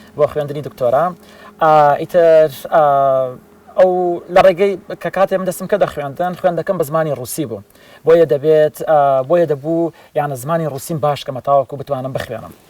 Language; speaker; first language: Central Kurdish; non-native, local second language; Gurani